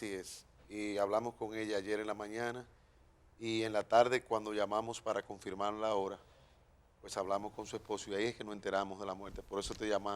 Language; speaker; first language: Spanish; native; Spanish